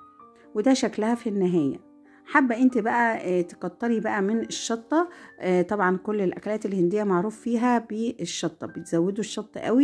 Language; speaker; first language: Arabic; native; Arabic